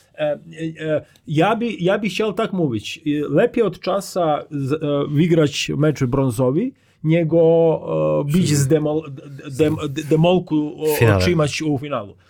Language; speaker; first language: Polish; non-native, learner; Croatian